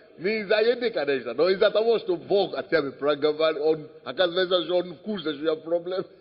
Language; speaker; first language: Russian; non-native, fluent; Yoruba